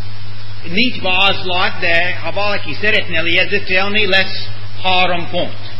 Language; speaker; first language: Hungarian; non-native, fluent; English